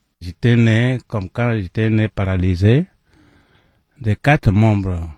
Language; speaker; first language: French; non-native, local second language; Igbo